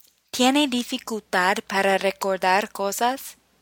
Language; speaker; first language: Spanish; non-native, fluent; English